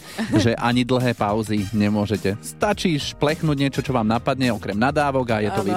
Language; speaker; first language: Slovak; native; Slovak